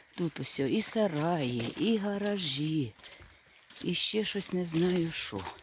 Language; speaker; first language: Ukrainian; non-native, local second language; Russian